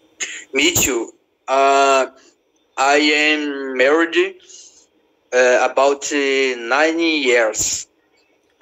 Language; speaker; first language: English; non-native, learner; Portuguese